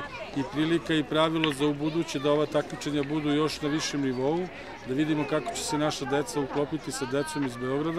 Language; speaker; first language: Serbian; native; Serbian